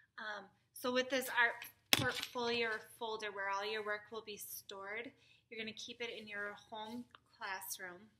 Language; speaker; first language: English; native; English